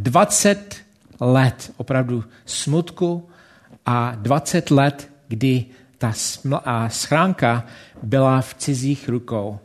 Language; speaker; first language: Czech; non-native, fluent; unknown